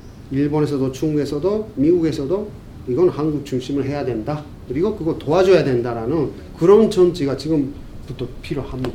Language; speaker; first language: Korean; non-native, fluent; Japanese